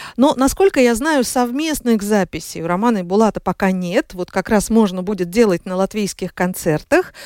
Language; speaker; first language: Russian; native; Russian